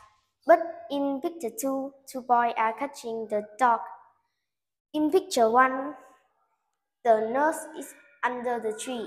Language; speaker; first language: English; non-native, learner; Vietnamese